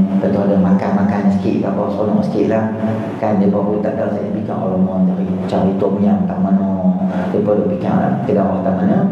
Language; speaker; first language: Malay; native; Malay